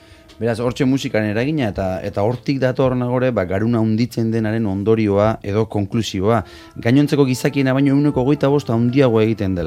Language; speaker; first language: Basque; native; Basque